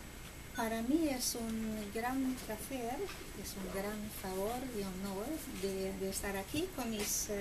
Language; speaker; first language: Spanish; non-native, fluent; Swedish